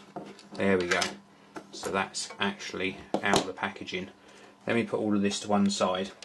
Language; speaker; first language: English; native; English